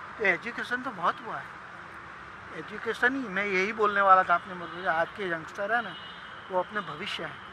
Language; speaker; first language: Hindi; non-native, local second language; Gujarati